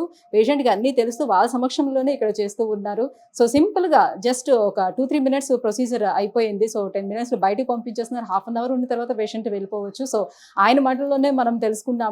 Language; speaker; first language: Telugu; native; Telugu